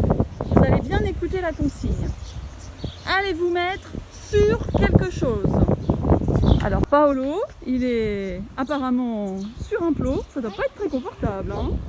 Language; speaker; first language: French; native; French